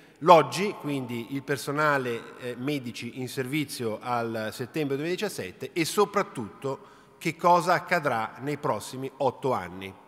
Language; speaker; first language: Italian; native; Italian